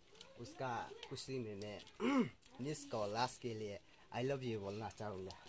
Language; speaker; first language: Hindi; non-native, local second language; Adi